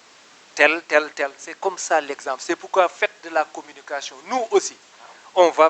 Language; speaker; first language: French; non-native, local second language; Wolof